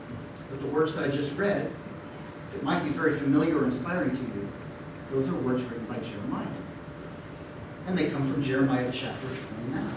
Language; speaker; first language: English; native; English